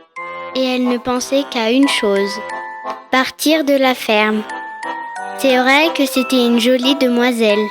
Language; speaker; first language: French; native; French